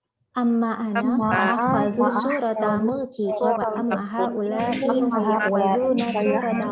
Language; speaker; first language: Arabic; non-native, learner; Indonesian